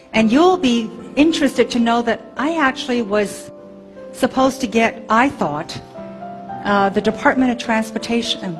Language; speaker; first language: English; early bilingual, other home language; Chinese